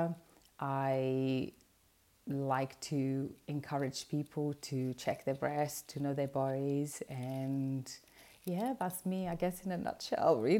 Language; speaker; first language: English; non-native, fluent; Portuguese